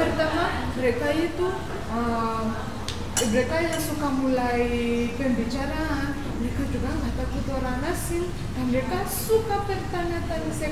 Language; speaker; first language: Indonesian; non-native, learner; Malagasy